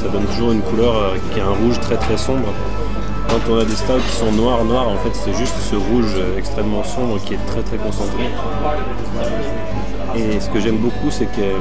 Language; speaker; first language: French; native; French